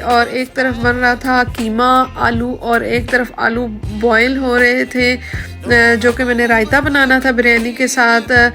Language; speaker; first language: Urdu; non-native, local second language; Punjabi